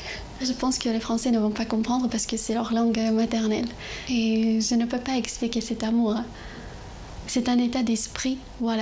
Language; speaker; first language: French; non-native, fluent; Armenian